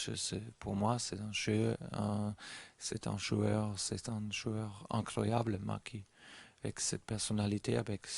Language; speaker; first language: French; non-native, learner; German